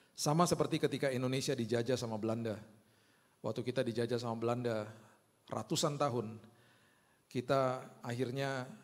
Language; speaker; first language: Indonesian; early bilingual, other home language; Hindi